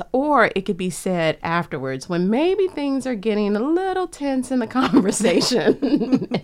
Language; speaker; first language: English; native; English